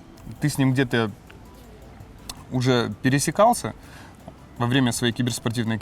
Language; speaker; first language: Russian; native; Russian